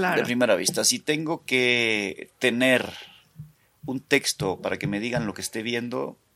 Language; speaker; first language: Spanish; native; Spanish